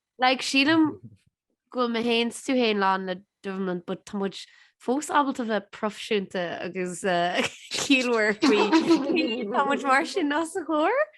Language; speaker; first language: Irish; native; Irish